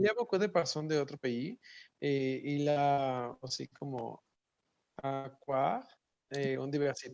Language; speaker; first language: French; non-native, learner; Spanish